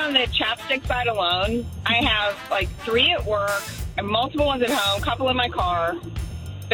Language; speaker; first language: English; native; English